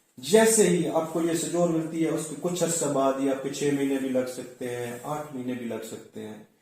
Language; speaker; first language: Urdu; non-native, local second language; Punjabi